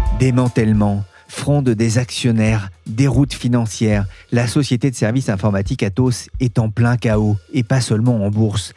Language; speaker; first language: French; native; French